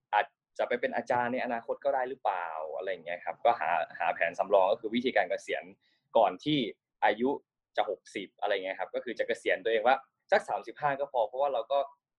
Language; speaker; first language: Thai; native; Thai